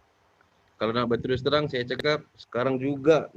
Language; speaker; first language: Malay; native; Malay